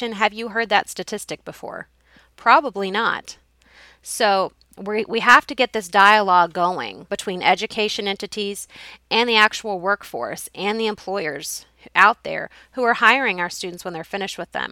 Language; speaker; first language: English; native; English